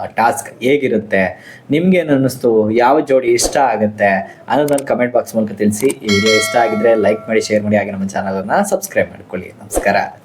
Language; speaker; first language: Kannada; native; Kannada